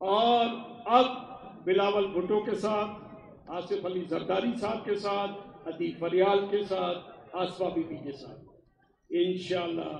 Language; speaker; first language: Urdu; non-native, local second language; Baluchi